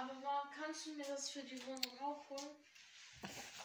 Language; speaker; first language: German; early bilingual, other home language; Russian